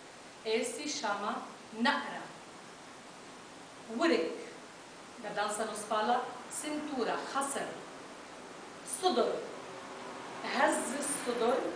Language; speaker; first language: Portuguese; non-native, fluent; Arabic